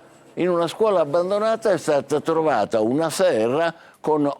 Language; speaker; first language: Italian; native; Italian